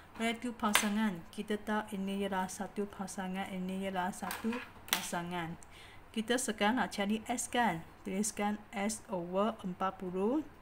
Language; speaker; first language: Malay; non-native, local second language; Chinese